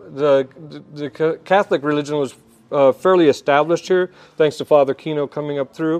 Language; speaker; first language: English; native; English